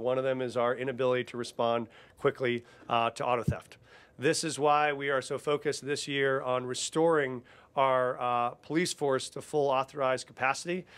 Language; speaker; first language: English; native; English